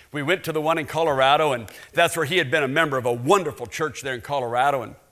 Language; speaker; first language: English; native; English